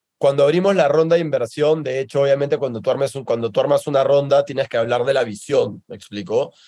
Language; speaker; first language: Spanish; native; Spanish